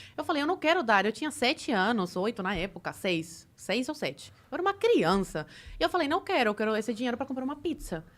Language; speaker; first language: Portuguese; non-native, fluent; Spanish